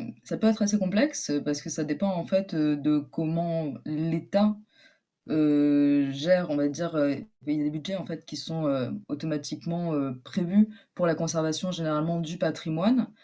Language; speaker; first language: French; native; French